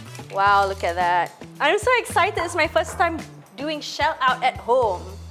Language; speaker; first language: English; non-native, local second language; Malay